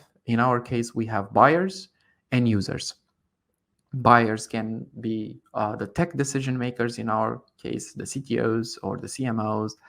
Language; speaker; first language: English; non-native, fluent; Romanian